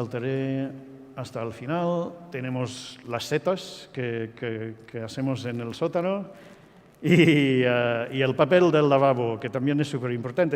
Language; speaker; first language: Spanish; non-native, fluent; English